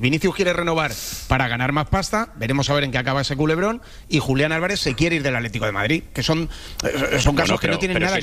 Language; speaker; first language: Spanish; native; Spanish